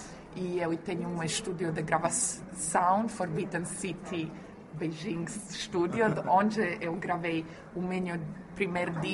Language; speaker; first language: Portuguese; non-native, learner; Croatian